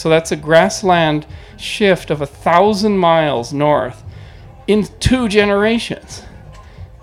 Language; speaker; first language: English; native; English